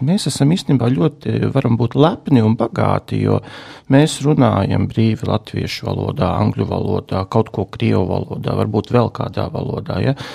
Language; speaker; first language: Latvian; non-native, local second language; Russian